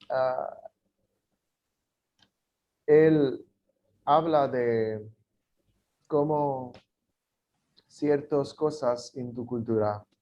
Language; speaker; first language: Spanish; non-native, learner; English